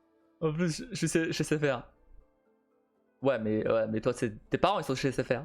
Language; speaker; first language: French; native; French